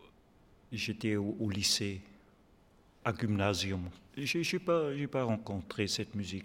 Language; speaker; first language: French; non-native, fluent; German